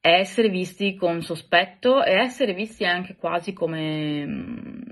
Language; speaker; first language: Italian; native; Italian